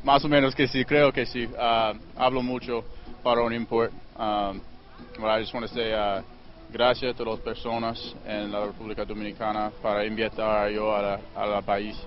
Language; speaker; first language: Spanish; non-native, learner; English